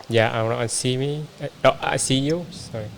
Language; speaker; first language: English; non-native, learner; Vietnamese